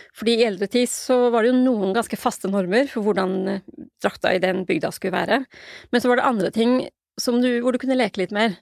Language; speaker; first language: Norwegian; native; Norwegian